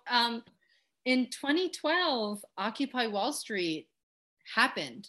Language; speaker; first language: English; native; English